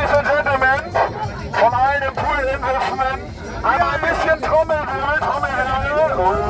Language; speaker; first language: German; native; German